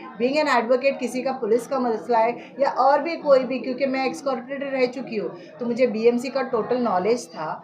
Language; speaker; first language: Hindi; non-native, local second language; Marathi